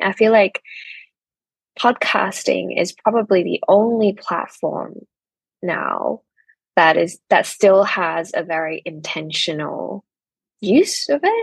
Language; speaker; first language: English; non-native, local second language; Cantonese